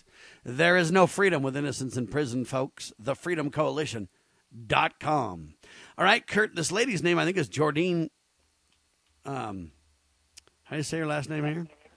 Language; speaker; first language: English; native; English